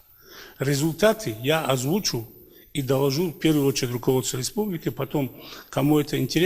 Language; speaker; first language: Russian; native; Russian